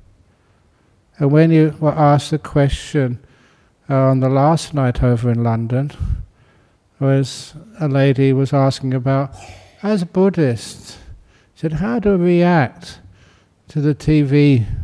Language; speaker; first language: English; native; English